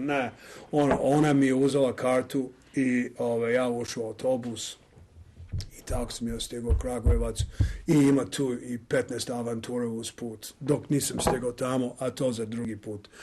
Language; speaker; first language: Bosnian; non-native, learner; English